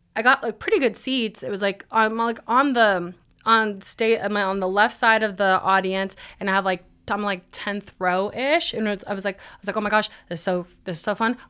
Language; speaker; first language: English; early bilingual, other home language; Spanish